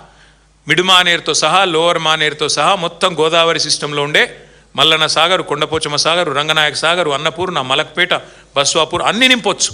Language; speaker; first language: Telugu; native; Telugu